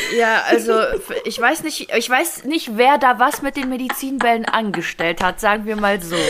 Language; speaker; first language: German; early bilingual, other home language; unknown